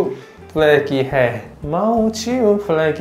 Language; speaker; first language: English; non-native, learner; Korean